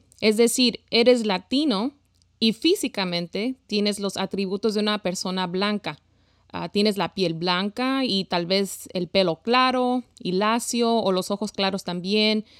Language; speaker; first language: Spanish; early bilingual, heritage; Spanish